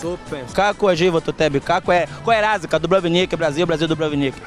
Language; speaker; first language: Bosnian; non-native, learner; Portuguese